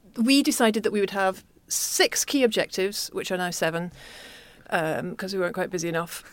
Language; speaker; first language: English; native; English